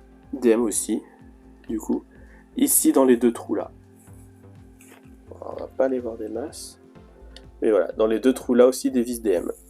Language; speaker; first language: French; native; French